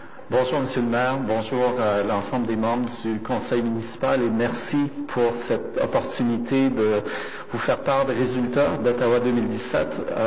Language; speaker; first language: French; native; French